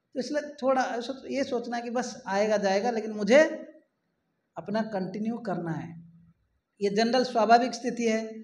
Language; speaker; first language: Hindi; non-native, local second language; Marathi